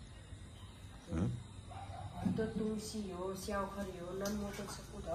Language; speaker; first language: Chinese; non-native, learner; Nepali